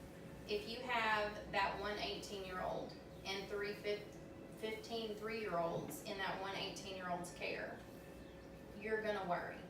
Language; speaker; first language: English; native; English